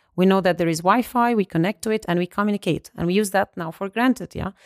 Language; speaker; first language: English; non-native, fluent; Arabic